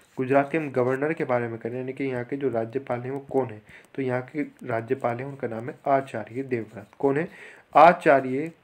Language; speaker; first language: Hindi; native; Hindi